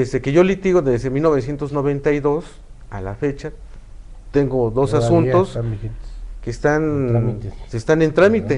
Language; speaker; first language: Spanish; native; Spanish